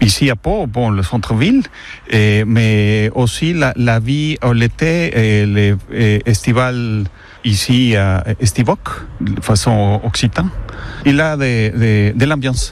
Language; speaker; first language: French; non-native, fluent; Spanish